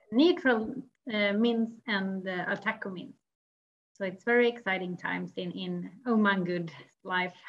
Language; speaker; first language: English; non-native, fluent; Swedish